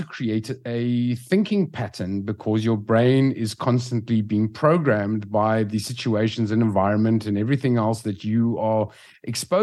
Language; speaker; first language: English; native; English